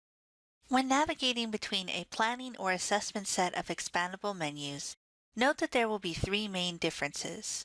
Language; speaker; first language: English; native; English